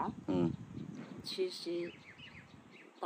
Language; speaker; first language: Chinese; non-native, local second language; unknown